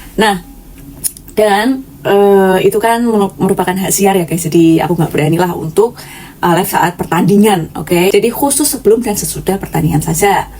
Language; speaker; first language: Indonesian; native; Indonesian